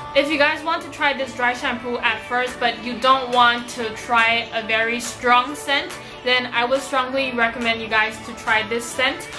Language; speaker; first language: English; non-native, fluent; Chinese